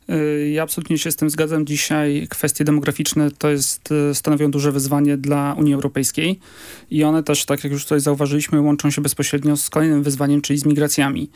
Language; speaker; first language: Polish; native; Polish